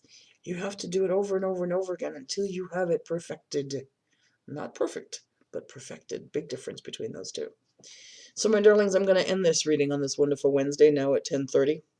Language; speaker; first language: English; native; English